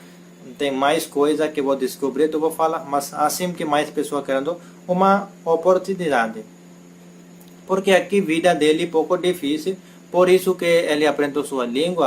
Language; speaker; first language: Portuguese; non-native, learner; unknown